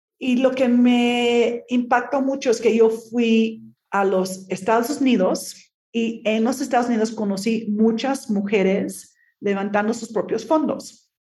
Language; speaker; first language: Spanish; non-native, fluent; English